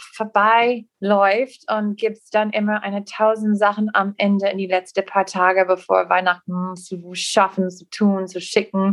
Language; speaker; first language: German; non-native, fluent; English